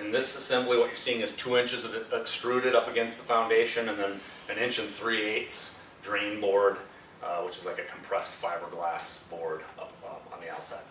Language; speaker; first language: English; native; English